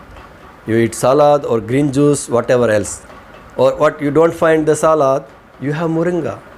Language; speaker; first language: English; non-native, learner; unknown